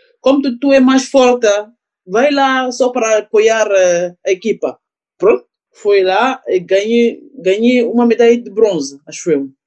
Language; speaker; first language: Portuguese; non-native, learner; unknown